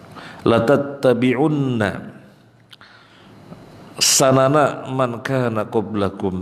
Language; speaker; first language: Arabic; non-native, fluent; Indonesian